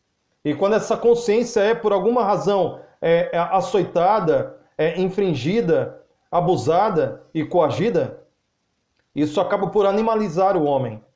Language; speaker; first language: Portuguese; native; Portuguese